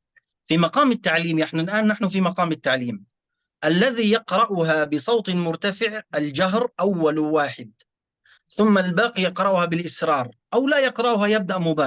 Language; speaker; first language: Arabic; native; Arabic